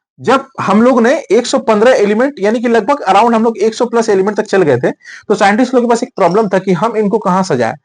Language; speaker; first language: Hindi; native; Hindi